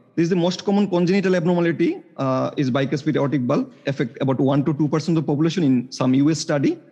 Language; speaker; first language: English; non-native, local second language; Bangla